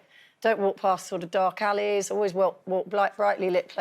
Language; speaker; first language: English; native; English